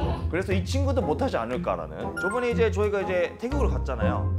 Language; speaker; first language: Korean; non-native, fluent; Japanese